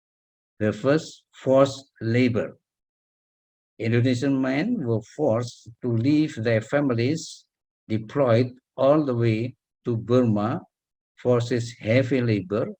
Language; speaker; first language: English; non-native, learner; Indonesian